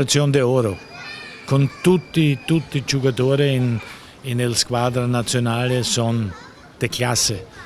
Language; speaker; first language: Italian; non-native, learner; German